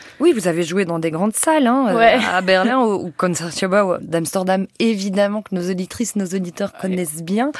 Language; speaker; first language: French; native; French